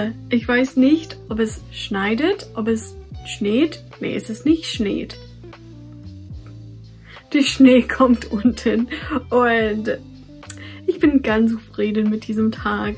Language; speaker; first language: German; non-native, fluent; English